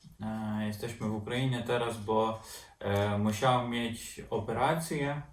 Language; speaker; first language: Polish; non-native, fluent; Ukrainian